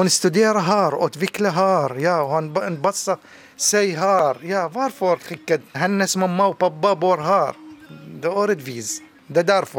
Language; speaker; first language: Swedish; non-native, learner; Arabic